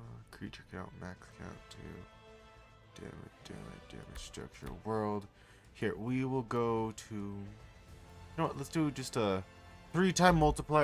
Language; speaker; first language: English; native; English